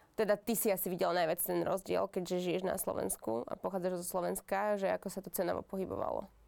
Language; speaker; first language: Slovak; native; Slovak